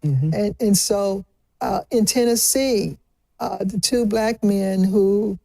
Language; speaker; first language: English; native; English